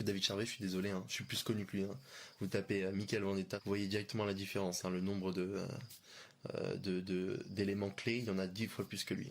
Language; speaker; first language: French; native; French